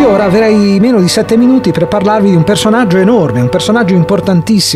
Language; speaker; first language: Italian; native; Italian